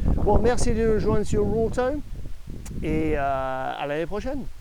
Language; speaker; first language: French; non-native, fluent; English